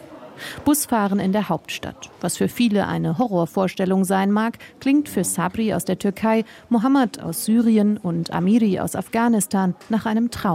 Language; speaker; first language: German; native; German